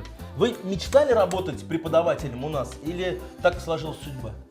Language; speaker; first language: Russian; native; Russian